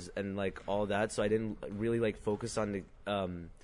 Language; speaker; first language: English; non-native, fluent; Arabic